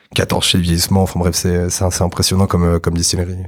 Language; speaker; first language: French; native; French